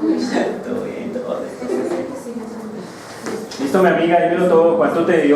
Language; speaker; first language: Spanish; native; Spanish